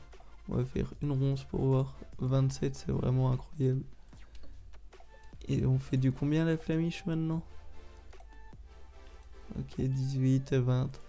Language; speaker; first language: French; native; French